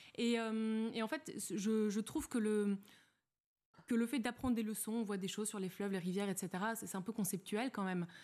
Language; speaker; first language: French; native; French